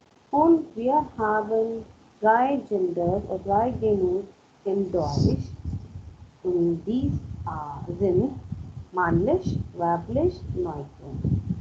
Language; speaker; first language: German; non-native, learner; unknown